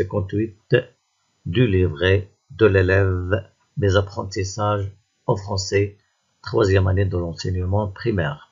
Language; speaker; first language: French; non-native, local second language; Arabic